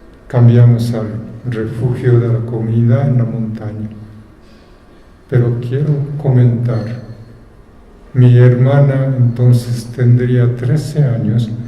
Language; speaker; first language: Spanish; non-native, fluent; Japanese